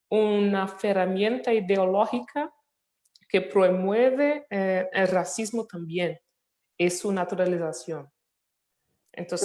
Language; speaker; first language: Spanish; non-native, fluent; Portuguese